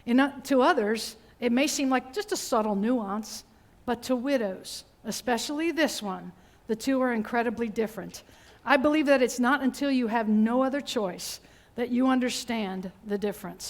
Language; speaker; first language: English; native; English